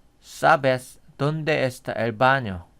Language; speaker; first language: Spanish; non-native, learner; Korean